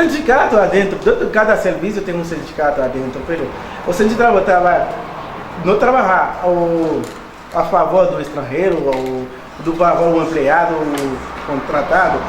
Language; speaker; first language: Portuguese; non-native, learner; Haitian Creole